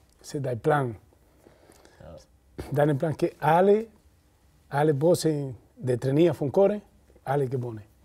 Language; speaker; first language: German; non-native, learner; Spanish